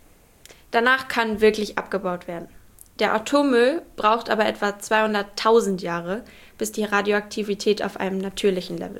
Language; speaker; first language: German; native; German